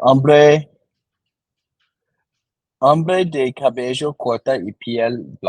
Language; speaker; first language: Spanish; non-native, learner; English